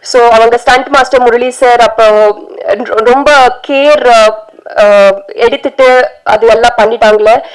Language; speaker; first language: Tamil; non-native, learner; Telugu